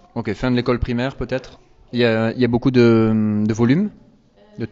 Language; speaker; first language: French; native; French